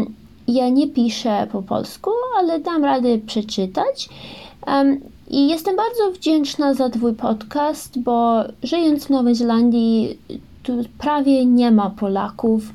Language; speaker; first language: Polish; early bilingual, heritage; Ukrainian